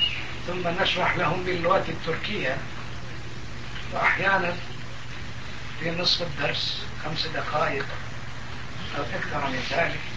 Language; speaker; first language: Arabic; non-native, fluent; Turkish